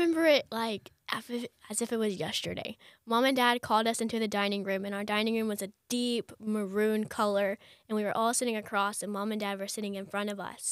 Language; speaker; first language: English; native; English